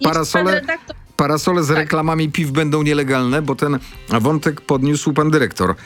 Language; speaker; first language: Polish; native; Polish